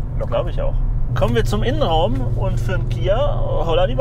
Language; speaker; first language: German; native; German